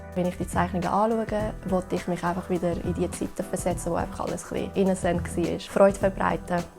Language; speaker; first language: German; early bilingual, other home language; Turkish